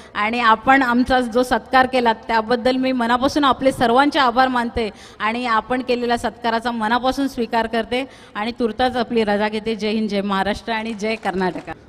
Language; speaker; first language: Marathi; non-native, local second language; Tulu